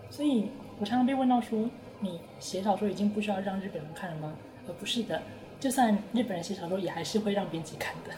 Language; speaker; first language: Chinese; native; Chinese